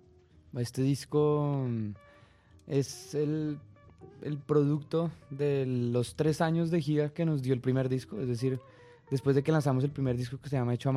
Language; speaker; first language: Spanish; native; Spanish